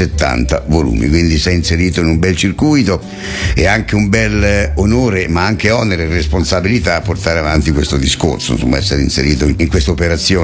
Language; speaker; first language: Italian; native; Italian